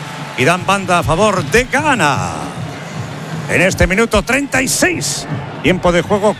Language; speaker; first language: Spanish; native; Spanish